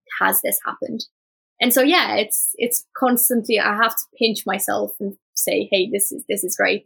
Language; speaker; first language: English; early bilingual, other home language; Romanian